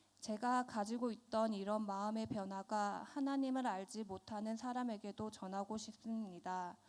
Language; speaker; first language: Korean; native; Korean